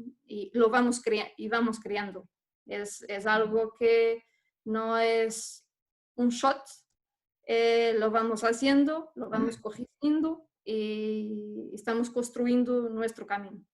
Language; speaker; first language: Spanish; non-native, fluent; Portuguese